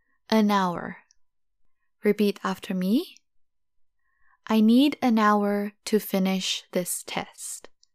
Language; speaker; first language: English; non-native, fluent; Indonesian